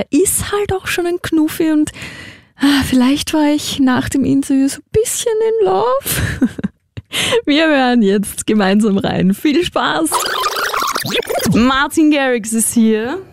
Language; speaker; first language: German; native; German